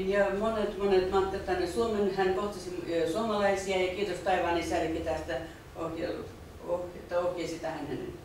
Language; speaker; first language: Finnish; non-native, fluent; Russian